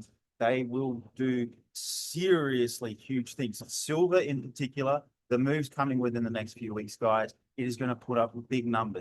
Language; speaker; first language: English; native; English